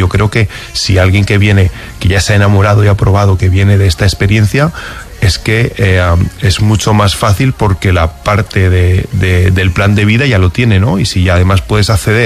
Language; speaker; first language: Spanish; native; Spanish